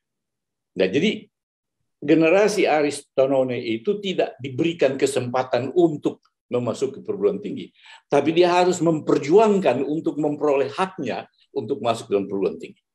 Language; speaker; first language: Malay; native; Malay